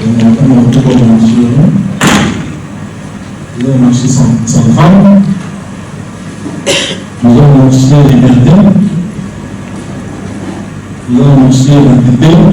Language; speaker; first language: French; non-native, local second language; Lingala